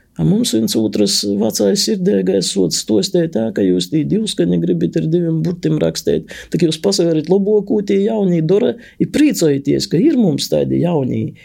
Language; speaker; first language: Latvian; native; Latvian